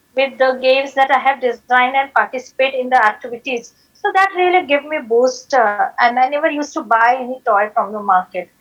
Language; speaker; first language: English; non-native, local second language; Marathi